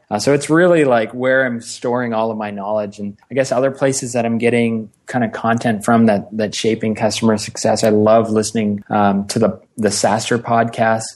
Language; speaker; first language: English; native; English